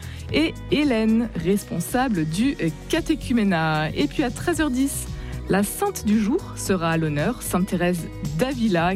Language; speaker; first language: French; native; French